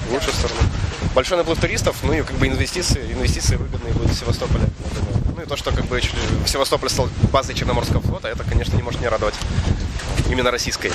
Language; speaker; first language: Russian; native; Russian